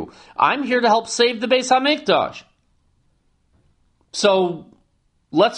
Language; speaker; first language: English; native; English